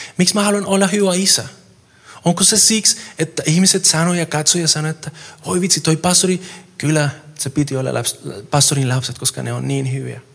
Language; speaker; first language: Finnish; non-native, fluent; Spanish